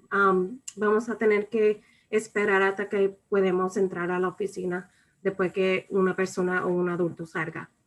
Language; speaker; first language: Spanish; early bilingual, other home language; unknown